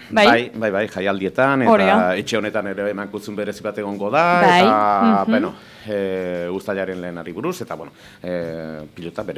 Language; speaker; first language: Basque; native; Basque